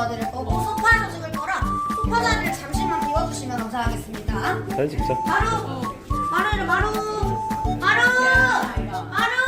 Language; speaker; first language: Korean; native; Korean